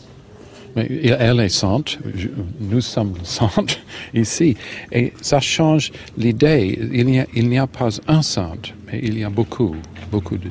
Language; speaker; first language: French; non-native, learner; English